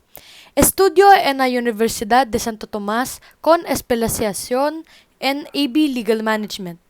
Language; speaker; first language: Spanish; non-native, learner; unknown